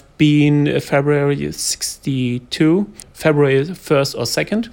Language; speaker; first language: English; non-native, fluent; German